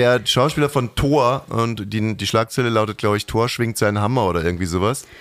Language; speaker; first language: German; native; German